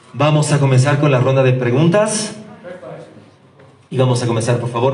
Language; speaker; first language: Spanish; native; Spanish